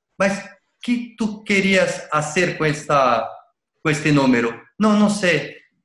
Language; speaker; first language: Spanish; non-native, learner; Portuguese